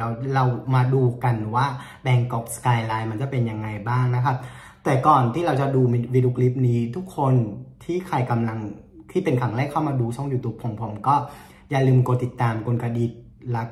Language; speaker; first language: Thai; non-native, fluent; Vietnamese